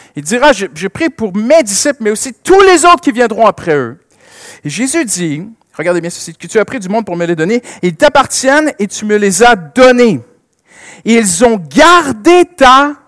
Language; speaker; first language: French; native; French